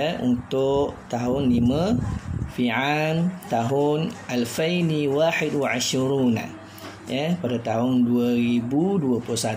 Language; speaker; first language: Malay; native; Malay